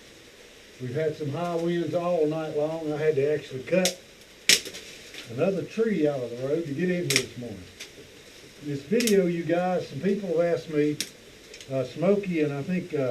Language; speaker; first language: English; native; English